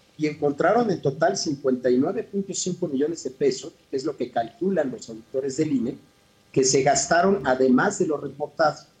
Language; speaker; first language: Spanish; native; Spanish